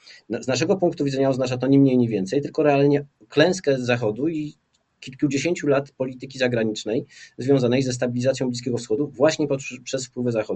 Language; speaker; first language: Polish; native; Polish